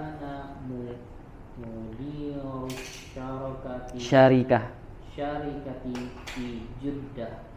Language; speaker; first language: Arabic; non-native, learner; Indonesian